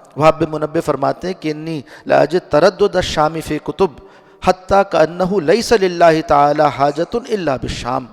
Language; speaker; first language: Urdu; native; Urdu